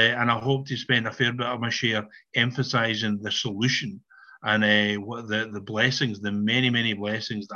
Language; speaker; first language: English; native; English